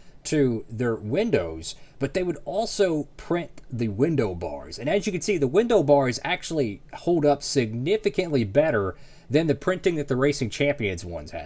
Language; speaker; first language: English; native; English